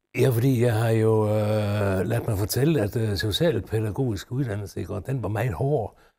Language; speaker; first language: Danish; native; Danish